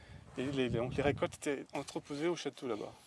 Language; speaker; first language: French; native; French